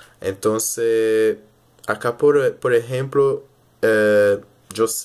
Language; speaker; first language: Spanish; early bilingual, heritage; Portuguese